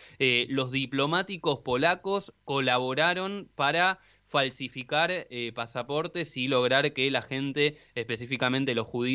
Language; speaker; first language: Spanish; native; Spanish